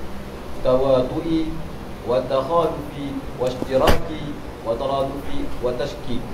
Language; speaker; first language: Arabic; non-native, learner; Malay